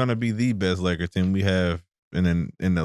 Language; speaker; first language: English; native; English